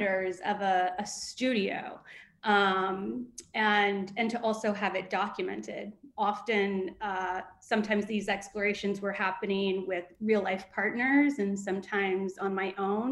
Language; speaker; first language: English; native; English